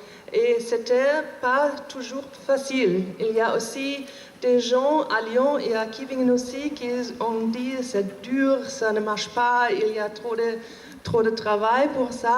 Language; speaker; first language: French; non-native, learner; German